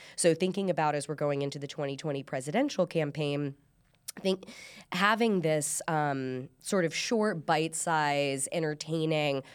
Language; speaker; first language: English; early bilingual, other home language; Persian